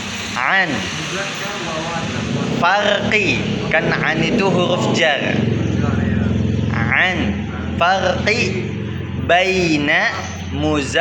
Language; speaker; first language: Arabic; non-native, fluent; Indonesian